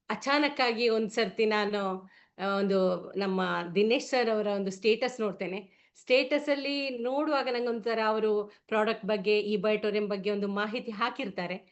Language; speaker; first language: Kannada; native; Kannada